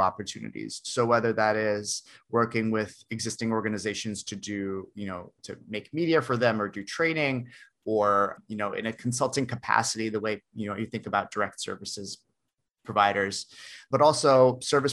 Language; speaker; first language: English; native; English